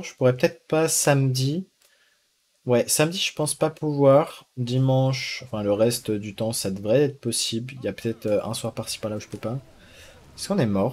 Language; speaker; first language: French; native; French